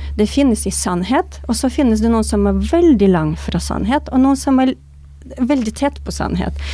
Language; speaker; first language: Norwegian; non-native, fluent; Ukrainian